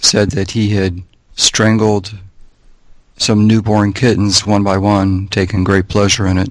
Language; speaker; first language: English; native; English